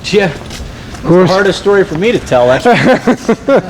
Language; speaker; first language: English; native; English